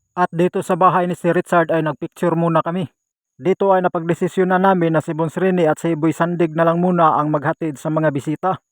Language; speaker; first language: Filipino; non-native, local second language; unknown